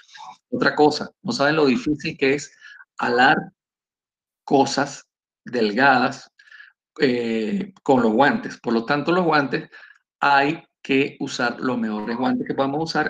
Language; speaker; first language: Spanish; native; Spanish